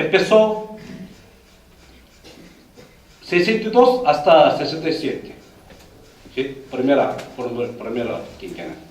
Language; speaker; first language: Spanish; non-native, learner; Korean